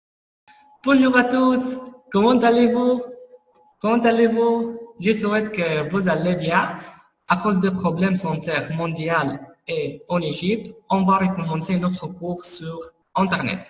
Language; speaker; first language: French; non-native, fluent; Arabic